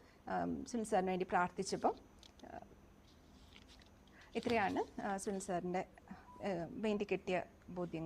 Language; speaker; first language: Malayalam; native; Malayalam